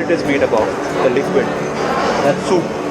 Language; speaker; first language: English; non-native, learner; Hindi